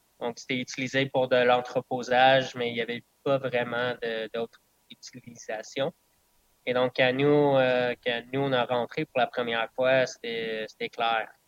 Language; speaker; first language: French; non-native, local second language; English